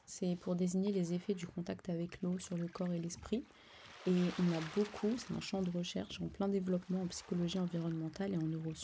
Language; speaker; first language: French; native; French